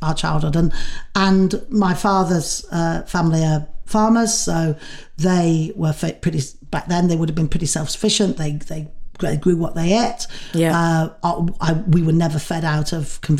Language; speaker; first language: English; native; English